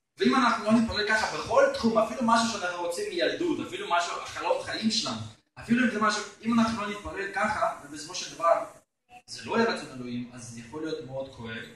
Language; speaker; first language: Hebrew; native; Hebrew